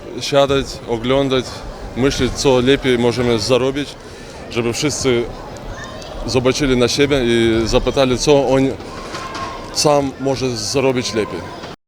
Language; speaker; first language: Polish; non-native, fluent; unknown